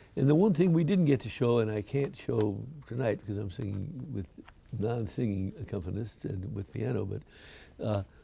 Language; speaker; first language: English; native; English